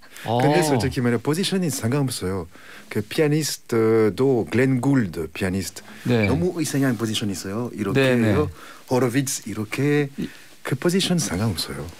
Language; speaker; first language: Korean; non-native, learner; French